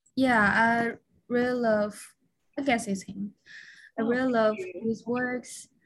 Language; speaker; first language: English; non-native, fluent; Chinese